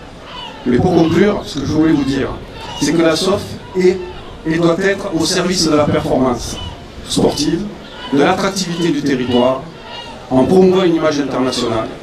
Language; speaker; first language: French; native; French